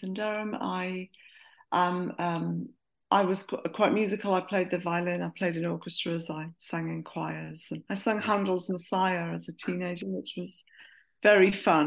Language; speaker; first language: English; native; English